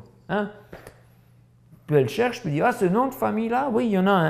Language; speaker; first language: French; native; French